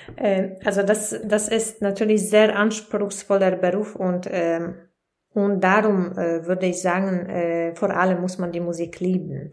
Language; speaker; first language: German; non-native, fluent; Polish